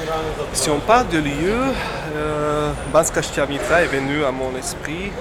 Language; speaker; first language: French; non-native, fluent; Slovak